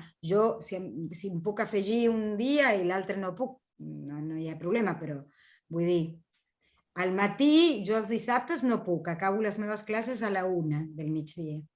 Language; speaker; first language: Catalan; non-native, fluent; Spanish